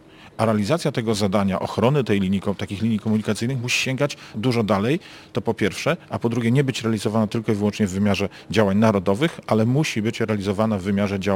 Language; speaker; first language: Polish; native; Polish